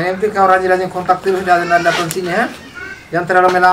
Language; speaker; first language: Indonesian; native; Indonesian